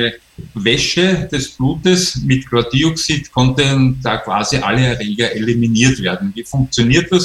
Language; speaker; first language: German; native; German